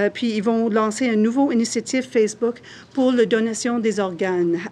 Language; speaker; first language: French; non-native, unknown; English